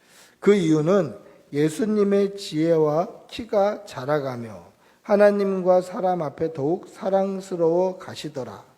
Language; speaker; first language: Korean; native; Korean